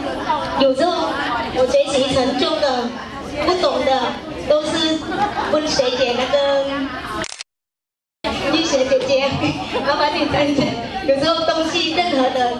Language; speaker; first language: Chinese; non-native, fluent; Vietnamese